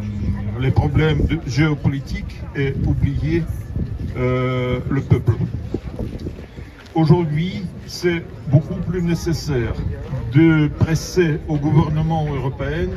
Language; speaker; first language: French; non-native, learner; Russian